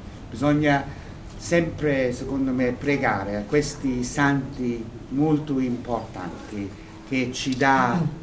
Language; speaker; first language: Italian; non-native, fluent; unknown